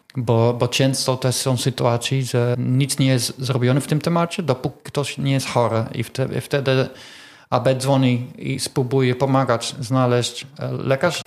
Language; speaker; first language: Polish; non-native, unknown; Dutch